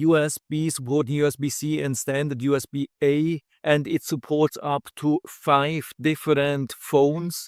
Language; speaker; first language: English; non-native, fluent; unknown